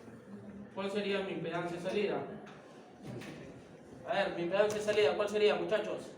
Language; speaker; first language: Spanish; native; Spanish